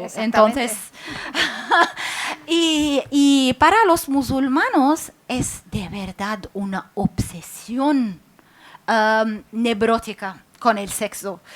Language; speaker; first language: Spanish; non-native, fluent; Arabic